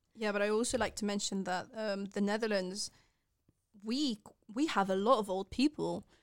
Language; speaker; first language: English; non-native, fluent; Persian